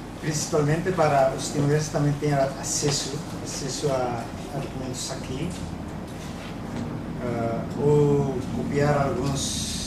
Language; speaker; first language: Portuguese; non-native, learner; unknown